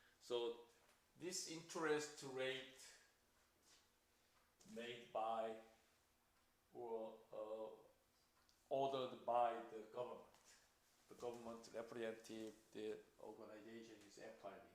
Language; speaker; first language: English; non-native, fluent; Korean